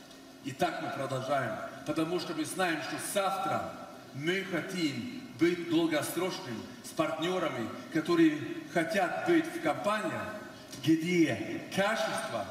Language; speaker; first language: Russian; non-native, fluent; Swedish